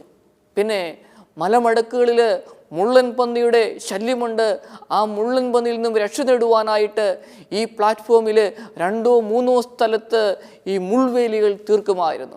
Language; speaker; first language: Malayalam; native; Malayalam